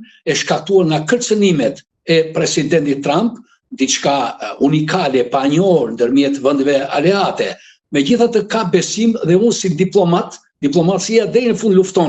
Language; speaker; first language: Albanian; native; Albanian